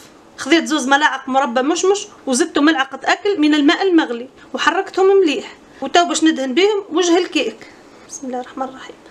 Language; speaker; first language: Arabic; native; Arabic